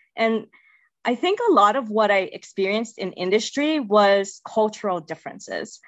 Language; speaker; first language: English; native; English